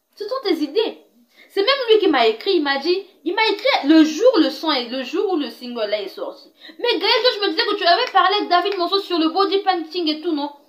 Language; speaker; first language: French; non-native, local second language; Lingala